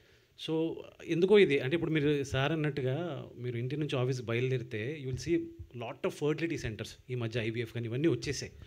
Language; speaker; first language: Telugu; native; Telugu